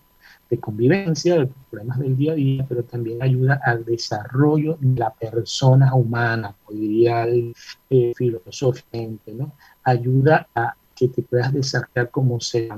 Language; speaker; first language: Spanish; native; Spanish